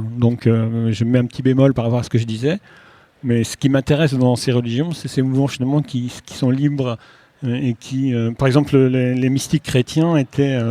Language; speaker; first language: French; native; French